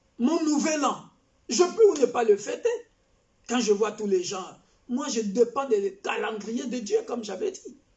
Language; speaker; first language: French; non-native, local second language; Kongo